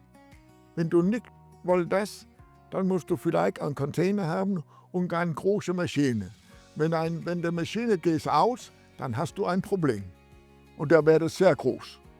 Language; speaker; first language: German; non-native, learner; Danish